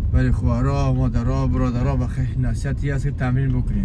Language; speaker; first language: Persian; native; Persian